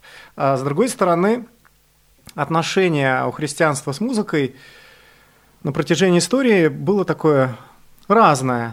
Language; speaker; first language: Russian; native; Russian